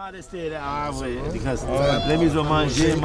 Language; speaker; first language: French; non-native, learner; Romanian